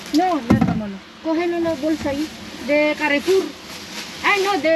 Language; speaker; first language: Spanish; non-native, learner; Filipino